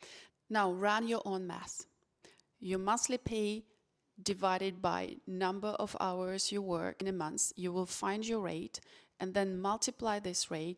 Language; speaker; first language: English; non-native, fluent; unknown